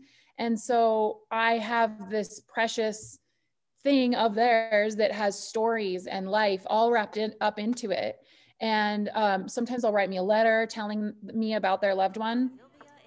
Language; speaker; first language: English; native; English